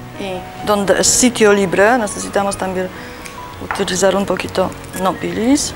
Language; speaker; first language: Spanish; non-native, learner; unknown